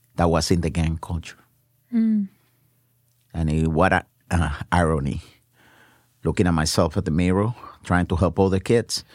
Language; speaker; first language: English; non-native, fluent; Spanish